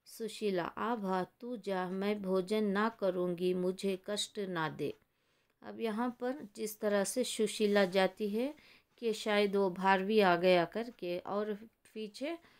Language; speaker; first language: Hindi; non-native, local second language; Kannada